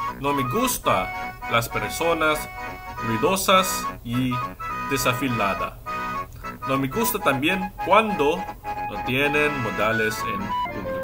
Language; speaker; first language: Spanish; non-native, learner; English